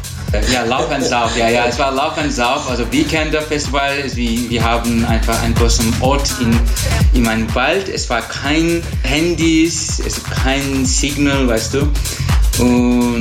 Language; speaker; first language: German; non-native, learner; Turkish